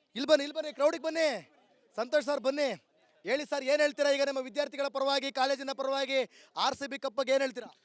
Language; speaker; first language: Kannada; native; Kannada